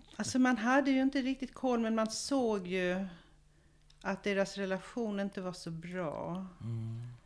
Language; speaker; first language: Swedish; native; Swedish